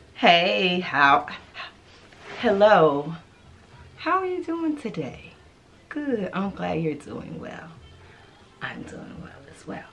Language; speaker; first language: English; native; English